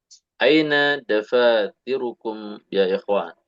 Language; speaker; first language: Arabic; non-native, fluent; Indonesian